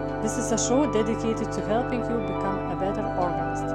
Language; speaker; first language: English; non-native, fluent; Lithuanian